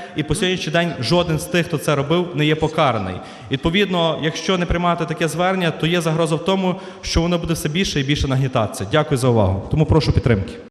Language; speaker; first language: Ukrainian; native; Ukrainian